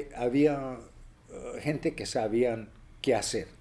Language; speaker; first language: Spanish; early bilingual, other home language; English